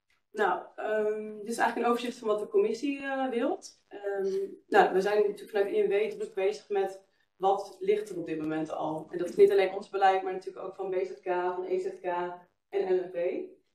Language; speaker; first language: Dutch; native; Dutch